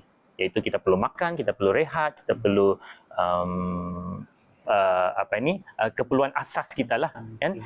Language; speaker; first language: Malay; native; Malay